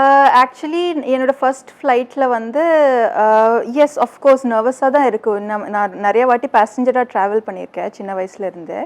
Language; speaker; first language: Tamil; early bilingual, heritage; Tamil